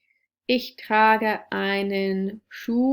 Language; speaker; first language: German; non-native, fluent; English